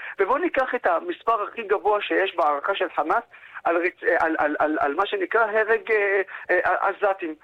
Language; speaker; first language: Hebrew; non-native, local second language; Arabic